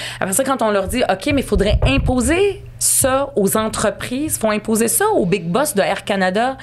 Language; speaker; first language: French; early bilingual, other home language; Arabic